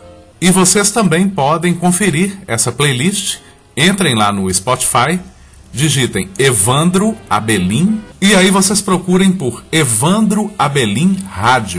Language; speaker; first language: Portuguese; native; Portuguese